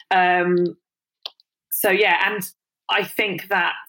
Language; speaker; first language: English; native; English